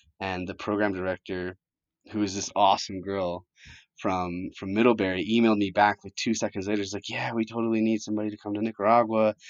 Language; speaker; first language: English; early bilingual, other home language; Spanish